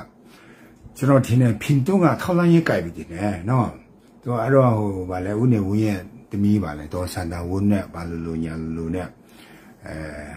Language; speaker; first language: Burmese; non-native, local second language; Kachin